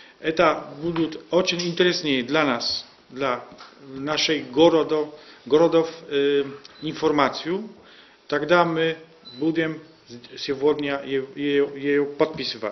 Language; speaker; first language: Russian; non-native, learner; Polish